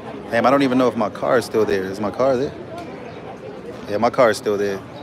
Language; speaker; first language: English; early bilingual, other home language; Spanish